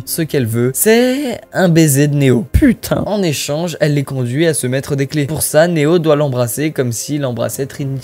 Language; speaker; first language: French; native; French